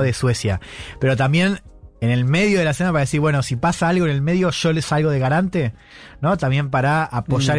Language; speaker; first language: Spanish; native; Spanish